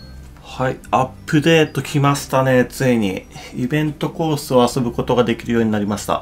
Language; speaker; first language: Japanese; native; Japanese